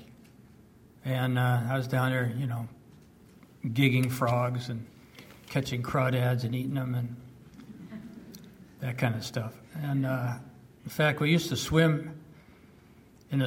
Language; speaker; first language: English; early bilingual, other home language; French